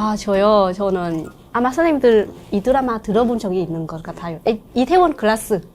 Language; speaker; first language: Korean; non-native, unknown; Vietnamese